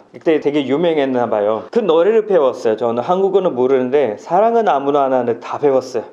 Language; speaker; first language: Korean; non-native, fluent; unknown